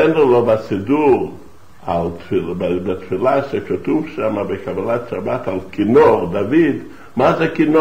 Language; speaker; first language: Hebrew; non-native, fluent; Yiddish